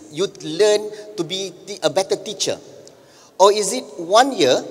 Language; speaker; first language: English; non-native, local second language; Malay